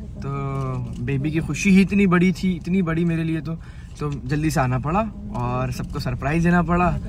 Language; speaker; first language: Urdu; native; Urdu